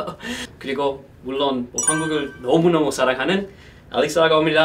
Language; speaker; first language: Korean; non-native, fluent; English